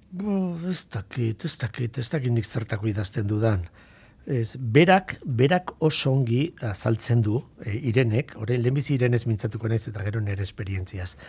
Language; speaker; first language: Basque; non-native, local second language; Spanish